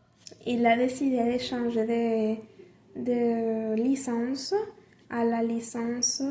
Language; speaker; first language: French; non-native, learner; Spanish